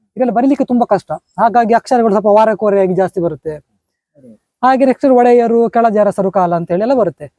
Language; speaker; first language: Kannada; non-native, local second language; Konkani